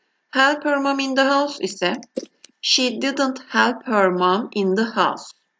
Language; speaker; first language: English; non-native, fluent; Turkish